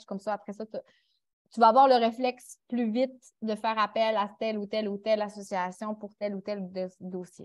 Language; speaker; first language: French; native; French